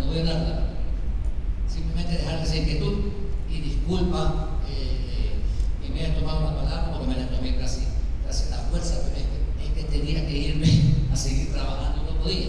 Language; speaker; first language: Spanish; native; Spanish